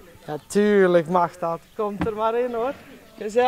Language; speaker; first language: Dutch; native; Dutch